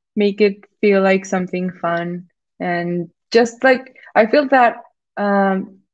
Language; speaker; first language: English; non-native, fluent; Spanish